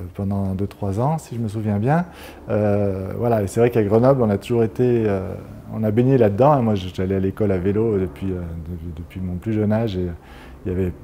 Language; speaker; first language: French; native; French